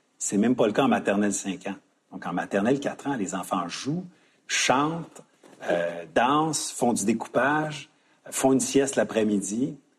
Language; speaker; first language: French; native; French